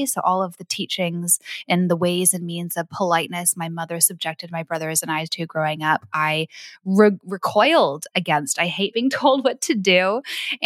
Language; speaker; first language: English; native; English